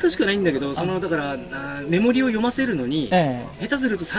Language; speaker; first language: Japanese; native; Japanese